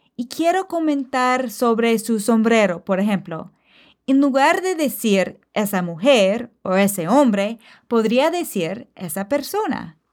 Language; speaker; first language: Spanish; non-native, fluent; English